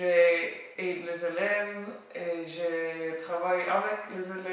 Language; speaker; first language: French; non-native, learner; Estonian